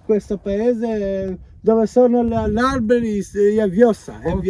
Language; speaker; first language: Italian; non-native, learner; Albanian